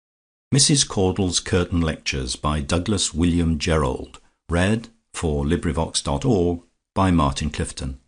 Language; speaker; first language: English; native; English